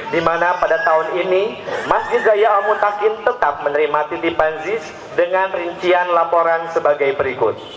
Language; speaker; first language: Indonesian; native; Indonesian